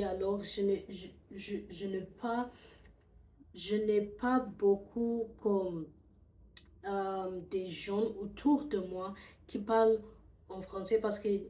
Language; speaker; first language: French; non-native, learner; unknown